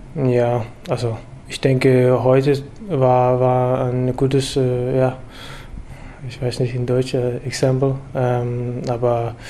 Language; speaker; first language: German; non-native, learner; Danish